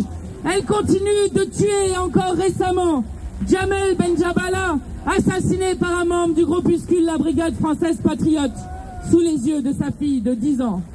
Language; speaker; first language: French; native; French